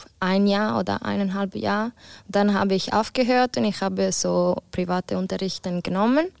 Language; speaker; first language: German; non-native, local second language; Italian